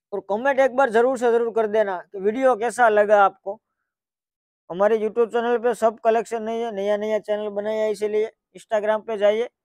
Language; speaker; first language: Hindi; non-native, local second language; Gujarati